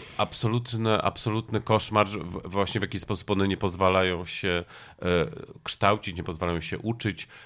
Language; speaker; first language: Polish; native; Polish